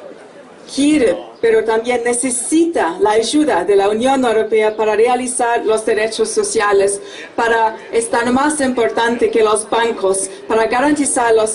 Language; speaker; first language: Spanish; non-native, fluent; German